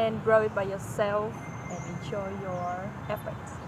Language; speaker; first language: English; non-native, fluent; Vietnamese